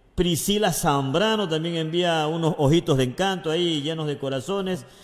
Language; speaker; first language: Spanish; native; Spanish